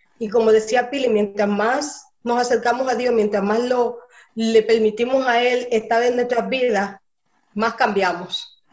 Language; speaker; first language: Spanish; early bilingual, heritage; Spanish